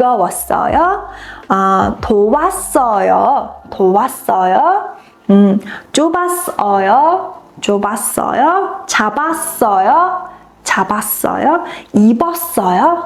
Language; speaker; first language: Korean; non-native, fluent; Mongolian